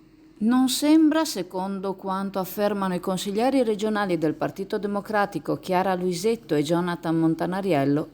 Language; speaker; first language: Italian; native; Italian